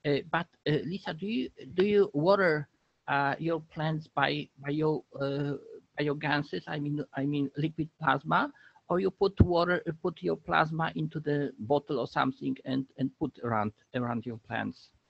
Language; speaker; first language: English; non-native, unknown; Polish